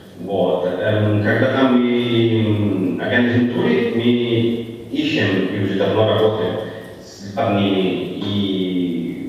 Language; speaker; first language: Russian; non-native, learner; Italian